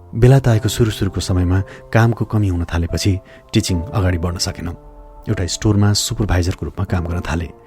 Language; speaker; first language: Nepali; native; Nepali